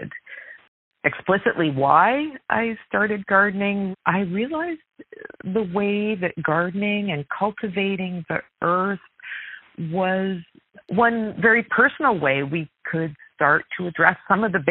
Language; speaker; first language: English; native; English